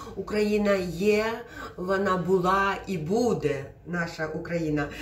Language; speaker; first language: Ukrainian; non-native, local second language; Russian